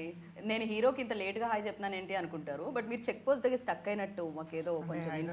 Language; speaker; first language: Telugu; native; Telugu